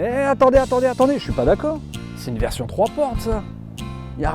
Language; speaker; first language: French; native; French